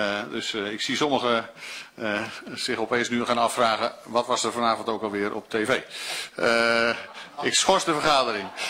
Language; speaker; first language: Dutch; native; Dutch